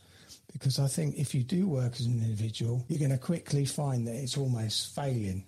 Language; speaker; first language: English; native; English